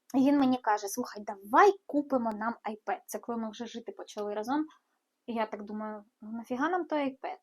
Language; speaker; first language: Ukrainian; non-native, local second language; Russian